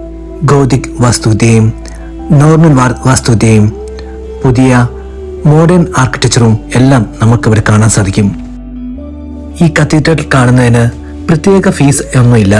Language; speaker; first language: Malayalam; native; Malayalam